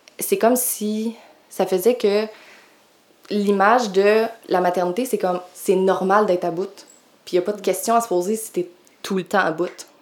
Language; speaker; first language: French; native; French